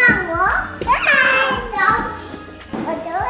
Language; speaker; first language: Chinese; early bilingual, heritage; Chinese